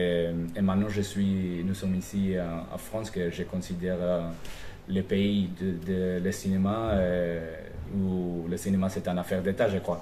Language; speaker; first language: French; non-native, fluent; Spanish